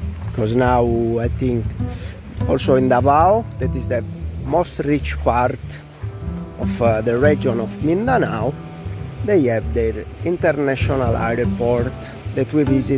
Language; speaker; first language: English; non-native, learner; Italian